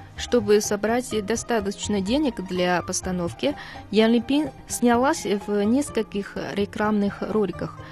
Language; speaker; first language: Russian; non-native, fluent; Chinese